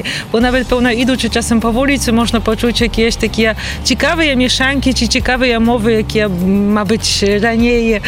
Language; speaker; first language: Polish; non-native, learner; Belarusian